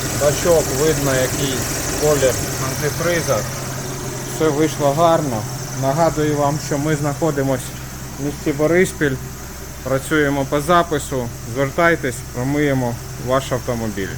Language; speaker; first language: Ukrainian; native; Ukrainian